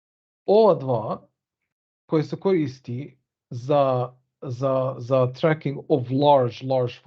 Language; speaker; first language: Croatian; early bilingual, heritage; Bosnian